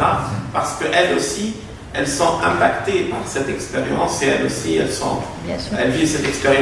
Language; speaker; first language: French; non-native, local second language; Arabic